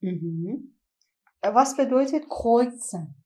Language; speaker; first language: German; non-native, learner; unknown